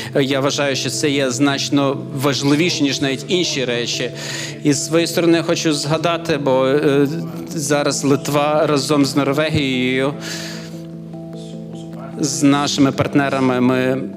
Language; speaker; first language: Ukrainian; non-native, fluent; Lithuanian